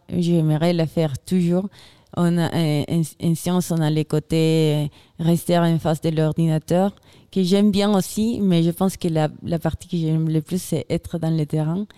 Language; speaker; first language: French; non-native, fluent; Spanish